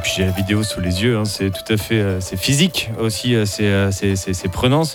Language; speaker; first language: French; native; French